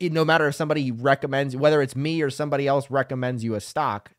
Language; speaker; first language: English; native; English